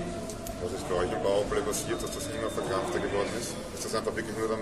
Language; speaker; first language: German; native; German